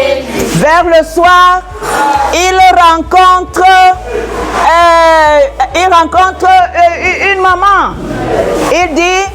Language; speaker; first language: French; non-native, local second language; Duala